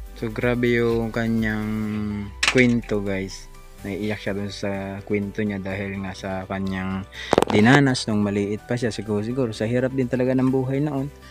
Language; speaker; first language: Filipino; non-native, local second language; Cebuano